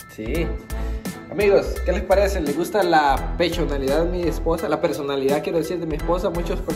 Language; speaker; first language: Spanish; native; Spanish